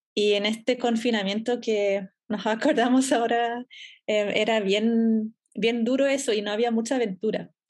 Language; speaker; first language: Spanish; non-native, fluent; German